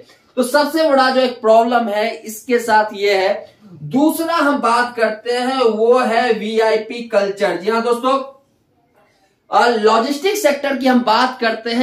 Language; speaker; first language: Hindi; native; Hindi